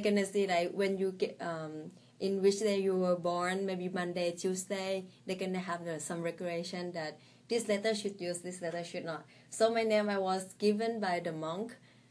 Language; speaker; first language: English; non-native, fluent; Thai